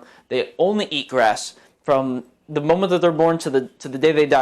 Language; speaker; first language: English; native; English